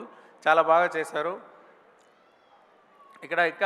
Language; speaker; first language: Telugu; non-native, local second language; Tamil